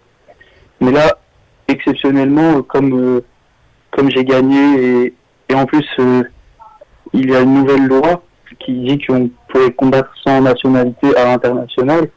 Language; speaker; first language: French; early bilingual, other home language; Armenian